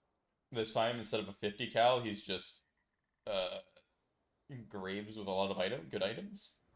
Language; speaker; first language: English; native; English